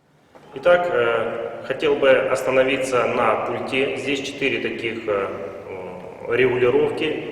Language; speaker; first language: Russian; native; Russian